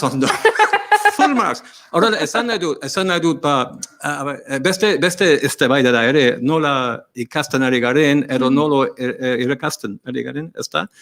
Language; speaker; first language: Basque; non-native, learner; English